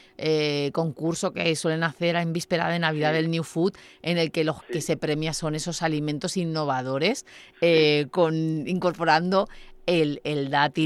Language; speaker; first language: Spanish; native; Spanish